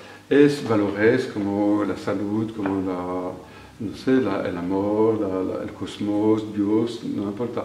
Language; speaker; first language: Spanish; non-native, fluent; French